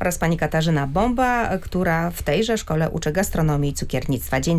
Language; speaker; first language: Polish; native; Polish